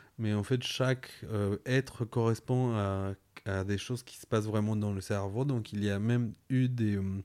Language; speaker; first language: French; non-native, fluent; Spanish